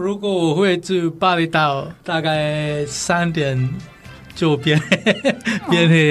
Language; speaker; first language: Chinese; non-native, learner; Balinese